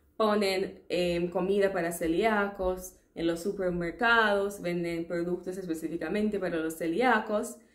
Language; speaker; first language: Spanish; non-native, fluent; English